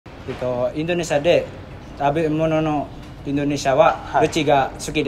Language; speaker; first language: Japanese; non-native, learner; Indonesian